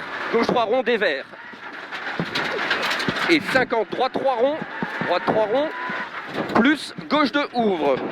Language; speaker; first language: French; native; French